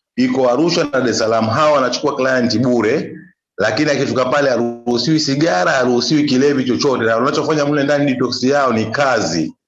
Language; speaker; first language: Swahili; native; Swahili